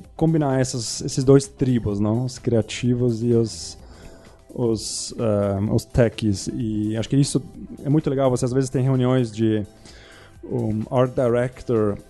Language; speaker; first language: Portuguese; non-native, fluent; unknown